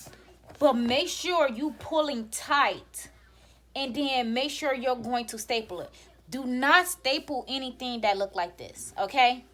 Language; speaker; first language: English; native; English